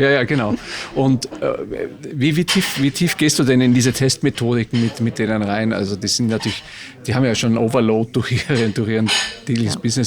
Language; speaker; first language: German; native; German